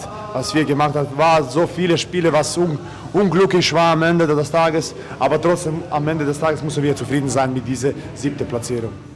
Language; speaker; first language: German; non-native, fluent; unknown